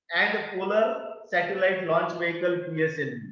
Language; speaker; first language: English; non-native, local second language; Marathi